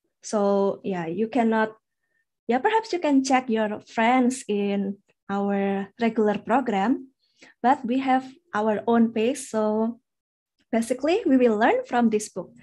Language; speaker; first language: English; non-native, fluent; Indonesian